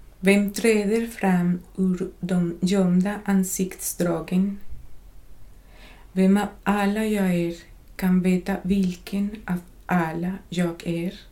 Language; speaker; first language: Swedish; non-native, fluent; Spanish